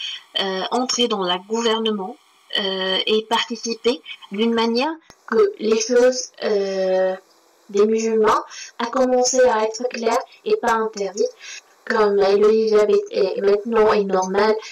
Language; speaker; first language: French; non-native, learner; Arabic